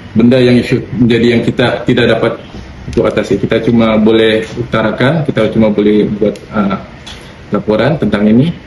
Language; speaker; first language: Malay; native; Malay